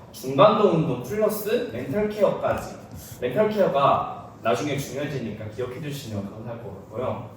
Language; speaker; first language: Korean; non-native, fluent; Japanese